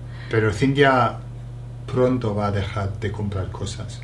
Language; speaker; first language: Spanish; non-native, fluent; English